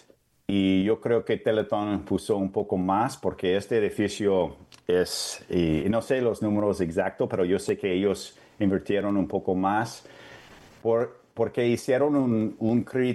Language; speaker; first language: Spanish; non-native, fluent; English